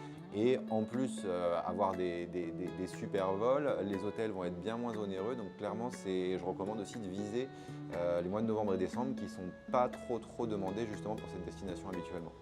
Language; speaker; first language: French; native; French